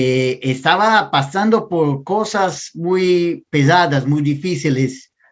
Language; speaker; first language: Spanish; non-native, learner; Portuguese